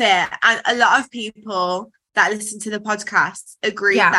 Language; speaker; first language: English; native; English